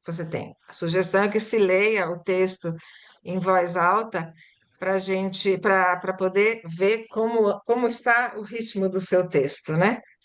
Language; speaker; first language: Portuguese; early bilingual, other home language; Italian